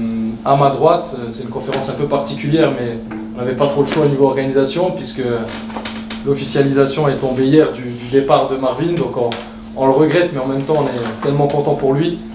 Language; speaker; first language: French; native; French